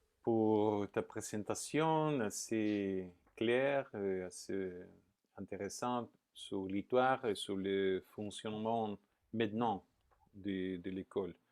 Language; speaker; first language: French; non-native, fluent; Spanish